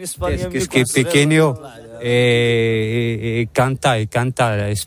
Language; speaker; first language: Spanish; non-native, learner; Arabic